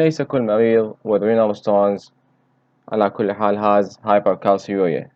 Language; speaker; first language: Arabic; native; Arabic